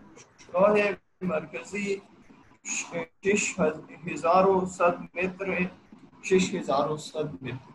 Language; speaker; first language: Persian; non-native, learner; Urdu